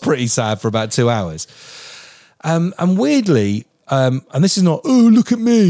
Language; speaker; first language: English; native; English